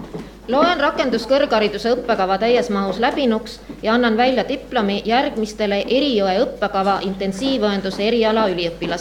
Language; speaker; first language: Estonian; native; Estonian